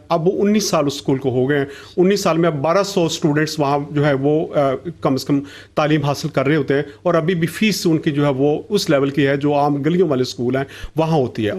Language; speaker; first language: Urdu; non-native, local second language; Punjabi